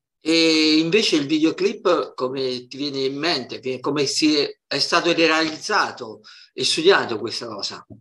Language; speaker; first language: Italian; native; Italian